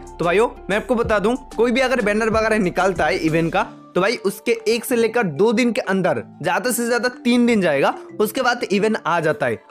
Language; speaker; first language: Hindi; non-native, local second language; Bangla